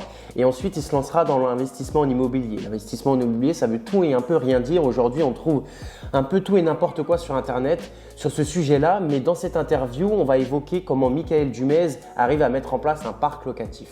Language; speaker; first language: French; native; French